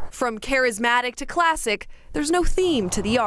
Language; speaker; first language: English; native; English